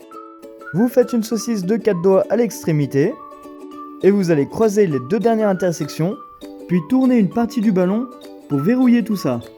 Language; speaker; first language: French; native; French